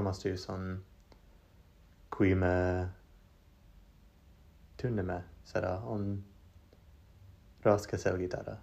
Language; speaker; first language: Estonian; non-native, learner; English